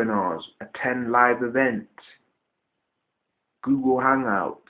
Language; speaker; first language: English; native; English